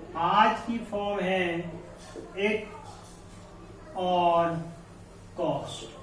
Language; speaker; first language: Hindi; native; Hindi